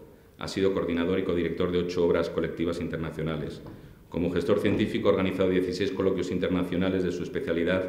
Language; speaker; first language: Spanish; native; Spanish